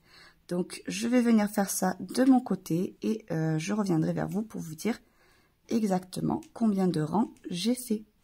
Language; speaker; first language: French; native; French